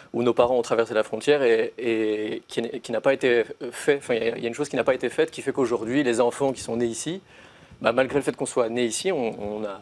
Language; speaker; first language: French; native; French